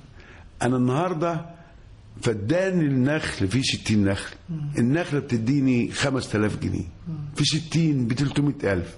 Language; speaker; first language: Arabic; native; Arabic